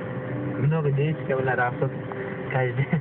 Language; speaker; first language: Russian; non-native, learner; Uzbek